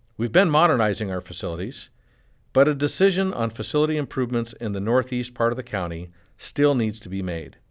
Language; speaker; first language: English; native; English